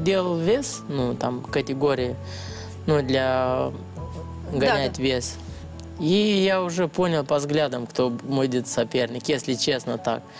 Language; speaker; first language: Russian; non-native, learner; Romanian